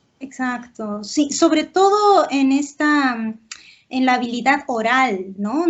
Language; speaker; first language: Spanish; native; Spanish